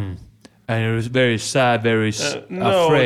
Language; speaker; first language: English; non-native, fluent; Swedish